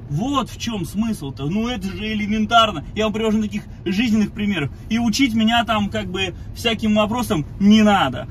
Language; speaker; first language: Russian; native; Russian